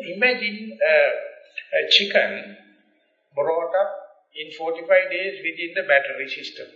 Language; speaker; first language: English; non-native, local second language; Sinhala